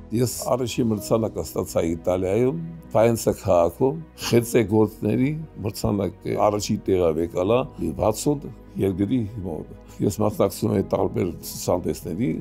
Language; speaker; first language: Armenian; early bilingual, heritage; Armenian